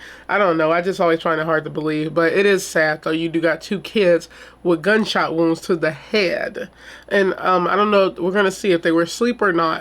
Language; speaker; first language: English; native; English